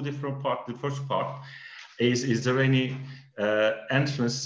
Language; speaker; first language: English; non-native, fluent; Turkish